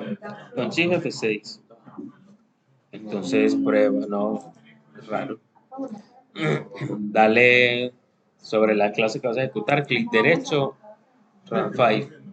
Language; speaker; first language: Spanish; native; Spanish